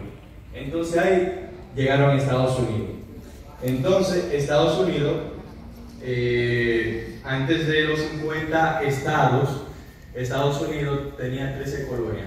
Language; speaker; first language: Spanish; early bilingual, heritage; Spanish